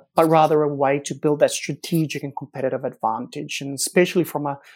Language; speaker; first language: English; non-native, local second language; Afrikaans